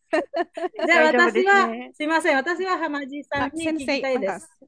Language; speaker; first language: Japanese; non-native, learner; Indonesian